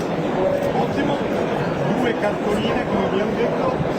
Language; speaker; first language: Italian; native; Italian